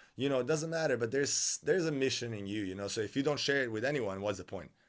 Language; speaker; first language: English; non-native, fluent; Serbian